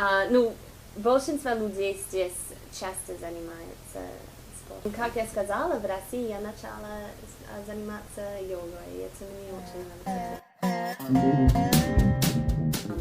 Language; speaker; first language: Russian; non-native, fluent; English